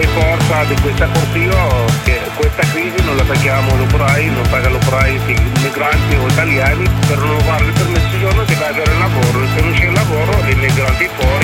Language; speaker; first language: Italian; non-native, learner; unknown